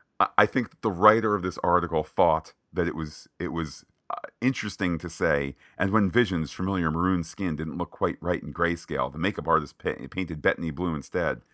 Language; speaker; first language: English; native; English